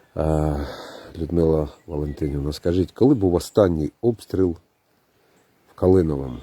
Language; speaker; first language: Ukrainian; native; Ukrainian